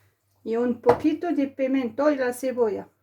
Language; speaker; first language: Spanish; non-native, fluent; Arabic